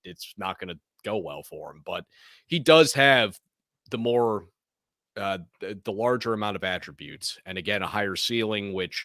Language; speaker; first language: English; native; English